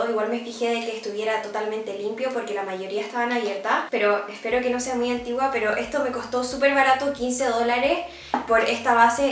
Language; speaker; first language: Spanish; native; Spanish